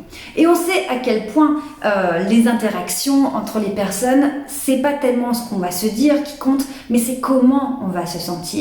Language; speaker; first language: French; native; French